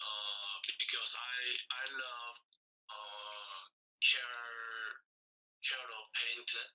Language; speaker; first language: English; non-native, learner; Korean